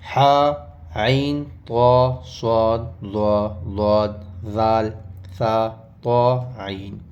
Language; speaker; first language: Urdu; native; Urdu